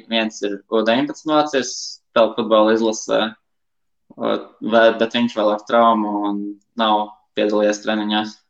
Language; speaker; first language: Latvian; native; Latvian